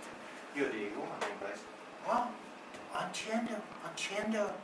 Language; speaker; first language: Spanish; non-native, learner; English